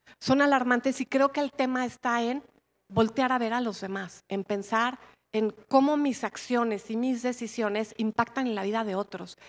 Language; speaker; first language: Spanish; native; Spanish